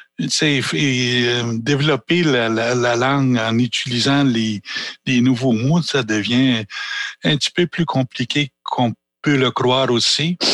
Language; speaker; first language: French; non-native, local second language; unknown